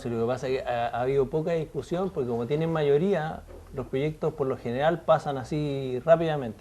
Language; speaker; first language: Spanish; native; Spanish